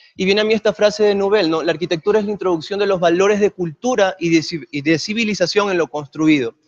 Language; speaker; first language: Spanish; native; Spanish